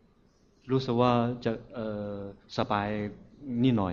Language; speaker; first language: Thai; non-native, fluent; Chinese